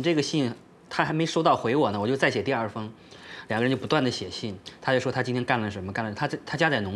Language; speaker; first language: Chinese; native; Chinese